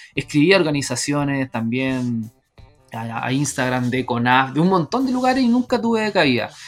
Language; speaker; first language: Spanish; native; Spanish